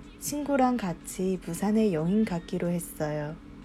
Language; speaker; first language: Korean; non-native, fluent; Chinese